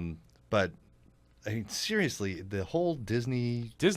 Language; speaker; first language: English; native; English